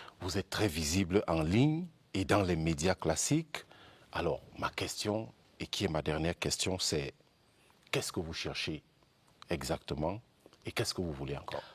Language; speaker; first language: French; native; French